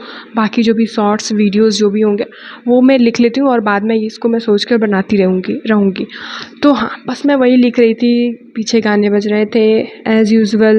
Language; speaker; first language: Hindi; native; Hindi